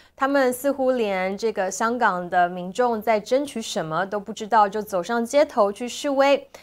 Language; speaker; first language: Chinese; native; Chinese